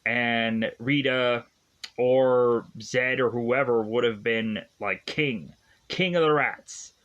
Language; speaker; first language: English; native; English